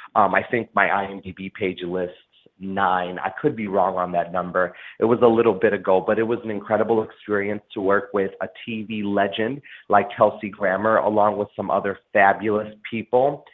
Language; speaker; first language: English; native; English